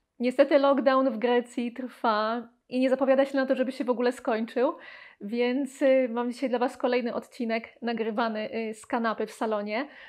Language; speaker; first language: Polish; native; Polish